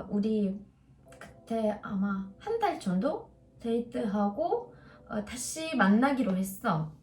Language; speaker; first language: Korean; non-native, learner; Russian